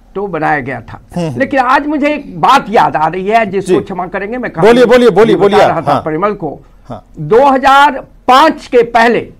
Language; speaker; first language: Hindi; native; Hindi